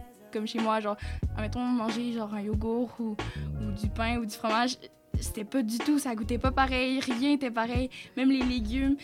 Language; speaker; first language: French; native; French